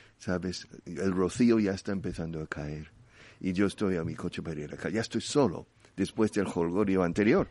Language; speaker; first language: Spanish; non-native, fluent; English